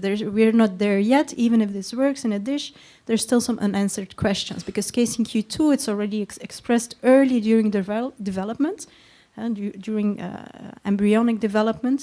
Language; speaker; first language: English; non-native, fluent; Dutch